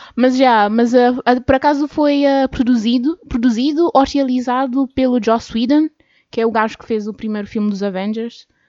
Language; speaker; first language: Portuguese; native; Portuguese